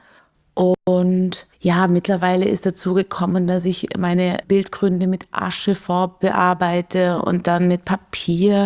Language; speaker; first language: German; native; German